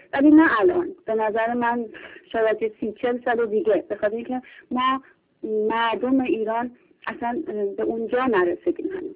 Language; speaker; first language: Persian; early bilingual, heritage; Persian